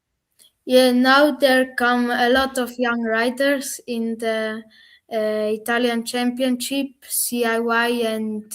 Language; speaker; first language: English; non-native, learner; German